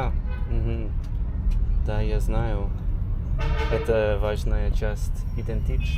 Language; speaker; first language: Russian; non-native, learner; English